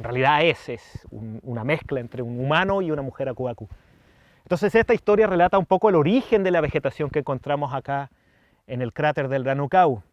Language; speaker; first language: Spanish; native; Spanish